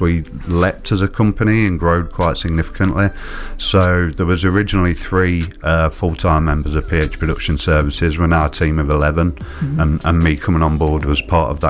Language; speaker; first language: English; native; English